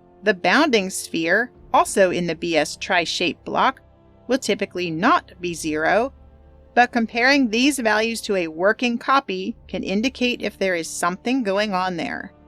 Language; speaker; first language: English; native; English